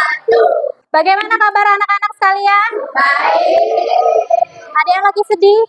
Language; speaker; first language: Indonesian; native; Indonesian